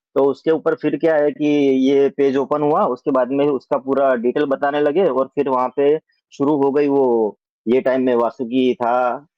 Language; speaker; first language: Hindi; non-native, local second language; Gujarati